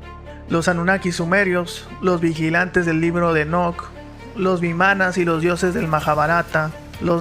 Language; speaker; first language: Spanish; native; Spanish